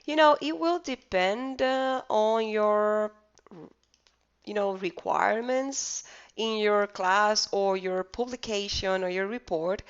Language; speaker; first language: English; non-native, fluent; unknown